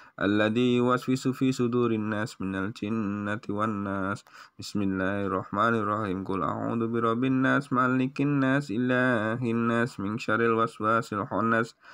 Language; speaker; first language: Arabic; non-native, learner; Indonesian